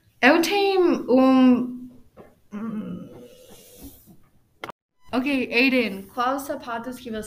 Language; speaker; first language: Portuguese; non-native, learner; English